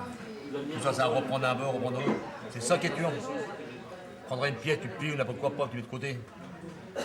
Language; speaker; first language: French; native; French